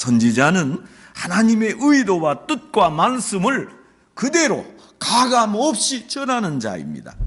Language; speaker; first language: Korean; native; Korean